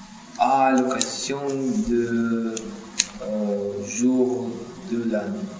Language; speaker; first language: French; non-native, learner; Russian